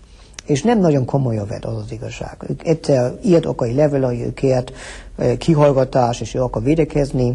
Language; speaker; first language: Hungarian; early bilingual, heritage; Hungarian